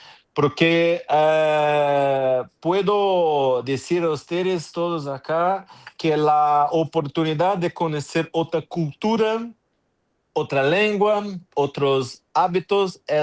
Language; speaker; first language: Spanish; non-native, fluent; Portuguese